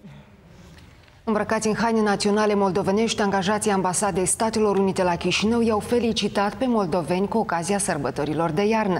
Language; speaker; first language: Romanian; native; Romanian